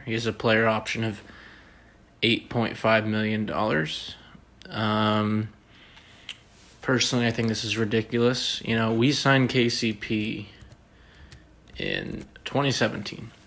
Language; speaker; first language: English; native; English